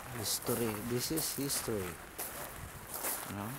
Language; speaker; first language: English; non-native, local second language; Filipino